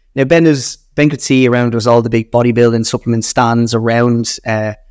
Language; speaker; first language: English; native; English